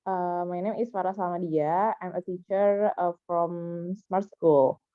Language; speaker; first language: English; non-native, learner; Indonesian